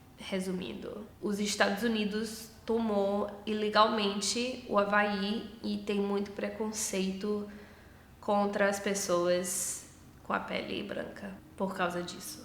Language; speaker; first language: Portuguese; early bilingual, heritage; Portuguese